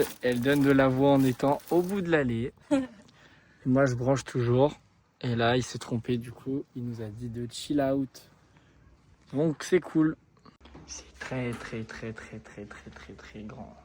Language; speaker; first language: French; native; French